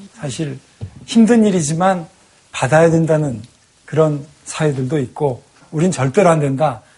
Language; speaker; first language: Korean; native; Korean